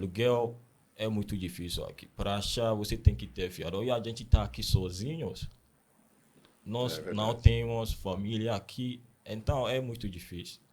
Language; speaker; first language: Portuguese; non-native, learner; Akan